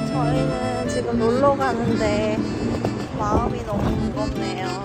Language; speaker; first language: Korean; native; Korean